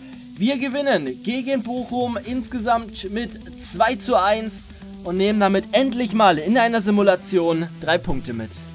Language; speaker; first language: German; native; German